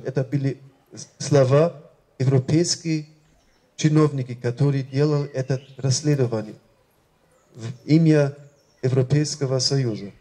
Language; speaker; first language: Russian; non-native, fluent; German